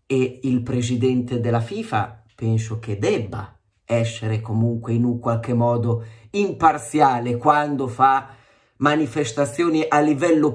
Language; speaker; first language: Italian; native; Italian